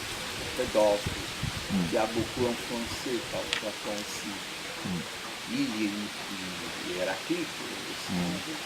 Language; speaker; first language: French; non-native, fluent; Portuguese